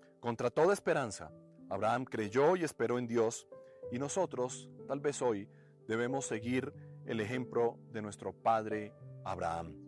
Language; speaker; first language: Spanish; native; Spanish